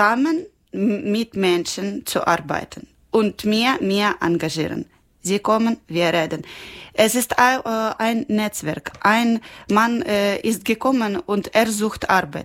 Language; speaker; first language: German; non-native, learner; Ukrainian